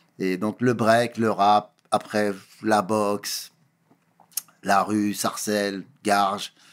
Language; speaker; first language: French; early bilingual, other home language; Kabuverdianu